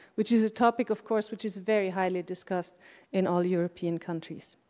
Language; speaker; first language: English; non-native, fluent; German